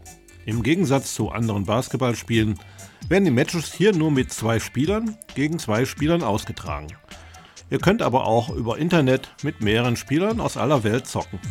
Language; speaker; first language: German; native; German